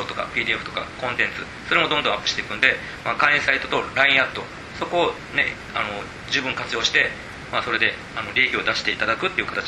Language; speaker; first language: Japanese; native; Japanese